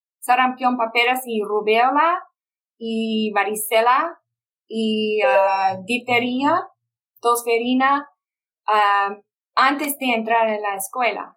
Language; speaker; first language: Spanish; non-native, fluent; English